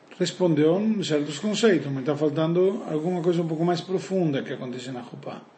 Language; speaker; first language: Portuguese; native; Portuguese